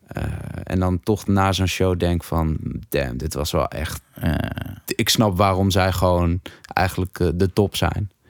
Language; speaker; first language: Dutch; native; Dutch